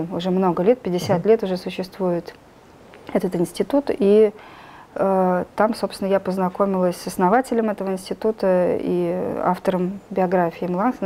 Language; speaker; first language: Russian; native; Russian